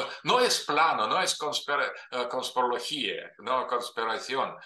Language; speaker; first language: Spanish; non-native, fluent; Russian